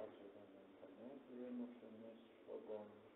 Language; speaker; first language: Polish; non-native, learner; Croatian